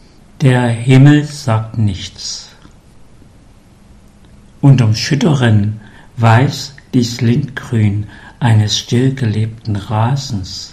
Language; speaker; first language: German; native; German